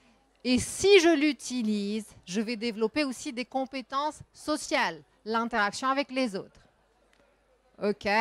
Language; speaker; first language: French; non-native, local second language; Arabic